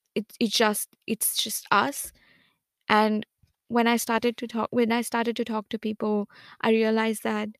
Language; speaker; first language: English; non-native, local second language; Hindi